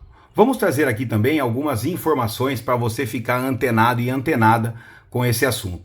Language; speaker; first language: Portuguese; native; Portuguese